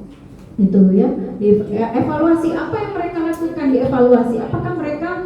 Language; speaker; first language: Indonesian; native; Indonesian